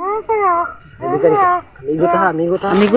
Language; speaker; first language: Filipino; non-native, local second language; Cebuano